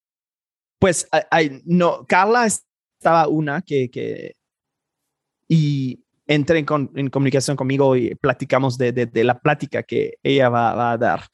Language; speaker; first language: Spanish; non-native, fluent; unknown